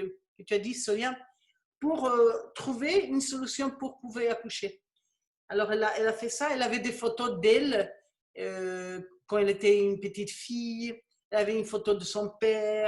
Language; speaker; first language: French; non-native, fluent; Spanish